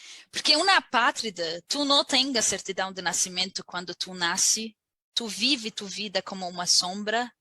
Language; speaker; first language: Portuguese; non-native, learner; Arabic